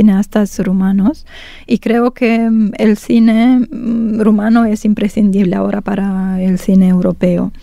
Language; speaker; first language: Spanish; non-native, fluent; Romanian